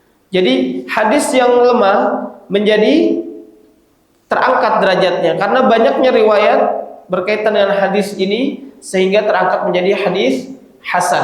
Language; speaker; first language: Indonesian; native; Indonesian